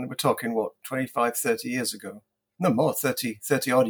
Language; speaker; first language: English; native; English